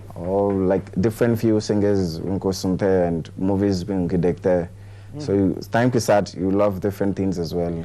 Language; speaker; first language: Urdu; non-native, fluent; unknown